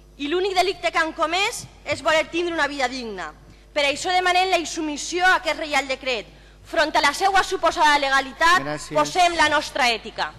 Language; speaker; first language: Catalan; native; Catalan